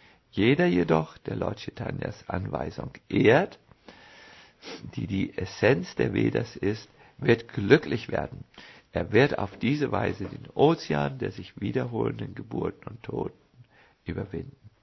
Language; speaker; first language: German; native; German